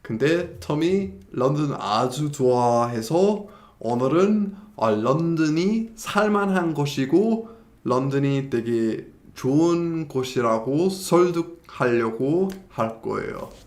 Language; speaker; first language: Korean; non-native, fluent; English